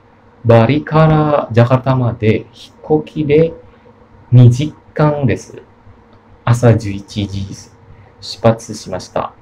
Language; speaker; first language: Japanese; non-native, learner; Indonesian